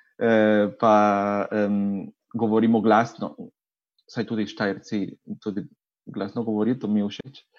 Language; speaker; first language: Slovenian; non-native, fluent; Spanish